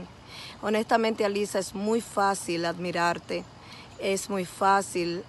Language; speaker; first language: Spanish; native; Spanish